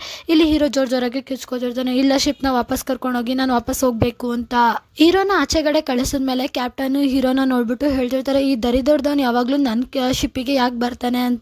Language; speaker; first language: Kannada; native; Kannada